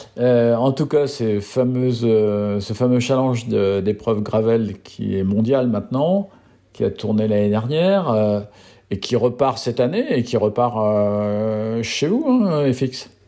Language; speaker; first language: French; native; French